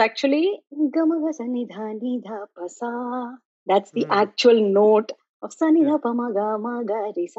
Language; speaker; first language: English; non-native, local second language; Tamil